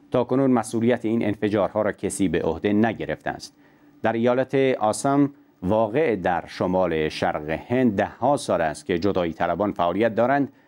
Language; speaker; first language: Persian; non-native, local second language; Central Kurdish